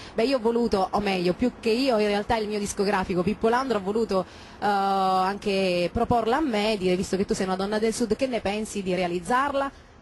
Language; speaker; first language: Italian; native; Italian